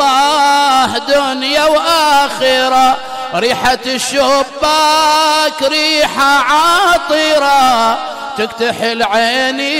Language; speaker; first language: Arabic; native; Arabic